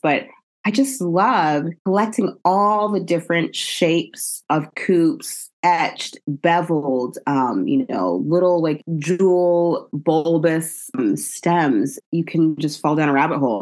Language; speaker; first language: English; native; English